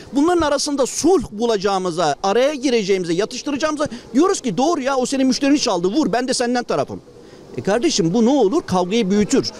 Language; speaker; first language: Turkish; native; Turkish